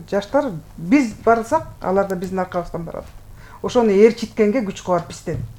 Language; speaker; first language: Kyrgyz; non-native, local second language; Russian